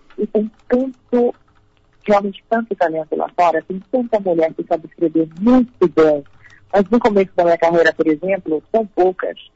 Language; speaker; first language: Portuguese; early bilingual, heritage; Spanish